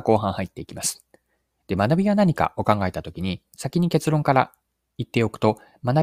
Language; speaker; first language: Japanese; native; Japanese